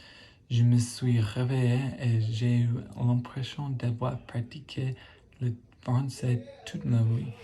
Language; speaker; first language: French; non-native, learner; English